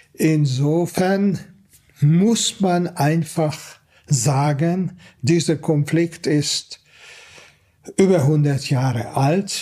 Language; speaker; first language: German; non-native, fluent; Hungarian